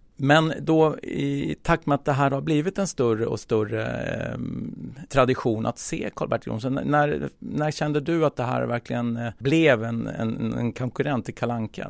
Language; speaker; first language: Swedish; native; Swedish